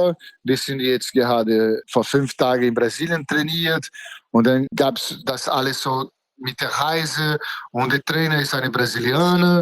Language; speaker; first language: German; non-native, fluent; Portuguese